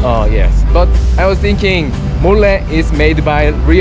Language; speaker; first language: English; non-native, learner; Korean